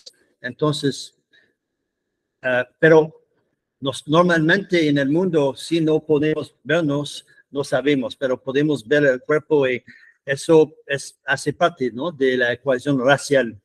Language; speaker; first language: Spanish; non-native, fluent; English